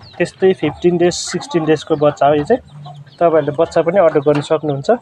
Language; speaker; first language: Nepali; native; Nepali